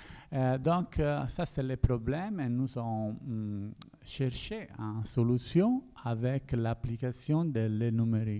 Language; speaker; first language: French; non-native, learner; Italian